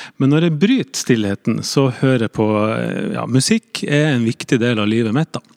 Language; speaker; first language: Norwegian; native; Norwegian